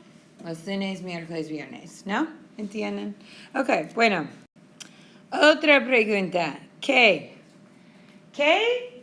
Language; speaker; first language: Spanish; non-native, fluent; English